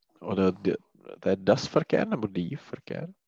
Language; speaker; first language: German; non-native, learner; Czech